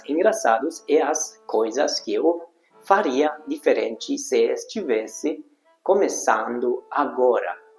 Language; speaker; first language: Portuguese; non-native, fluent; Hungarian